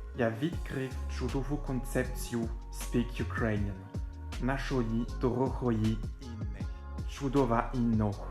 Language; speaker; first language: Ukrainian; non-native, learner; French